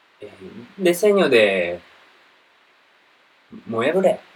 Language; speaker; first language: Spanish; non-native, learner; Japanese